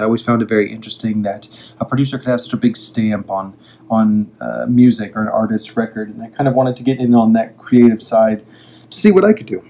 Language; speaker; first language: English; native; English